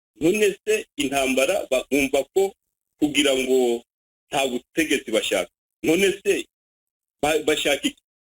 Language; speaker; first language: Kinyarwanda; native; Kinyarwanda